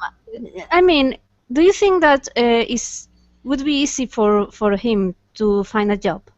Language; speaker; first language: English; non-native, fluent; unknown